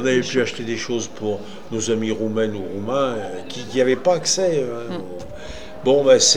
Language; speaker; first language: French; native; French